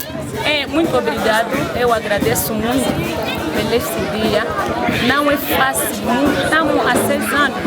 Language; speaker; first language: Portuguese; non-native, local second language; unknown